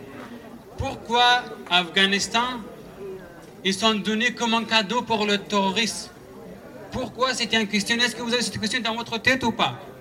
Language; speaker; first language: French; non-native, learner; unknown